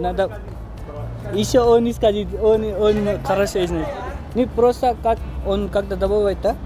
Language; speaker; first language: Russian; non-native, learner; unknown